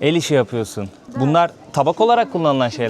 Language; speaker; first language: Turkish; native; Turkish